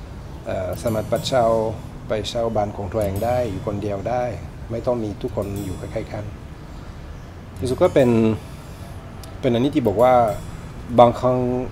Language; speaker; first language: Thai; non-native, learner; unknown